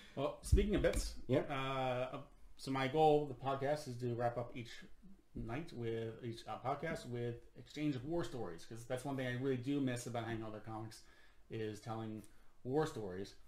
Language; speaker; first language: English; native; English